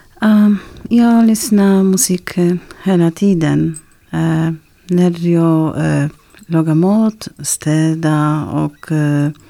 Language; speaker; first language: Swedish; non-native, learner; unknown